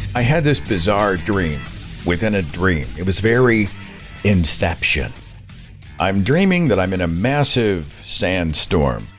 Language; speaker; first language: English; native; English